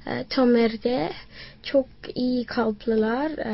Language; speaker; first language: Turkish; non-native, learner; Swati